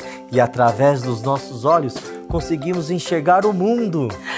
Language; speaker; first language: Portuguese; native; Portuguese